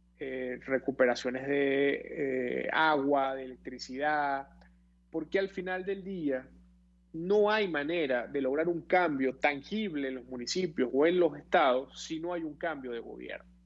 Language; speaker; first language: Spanish; native; Spanish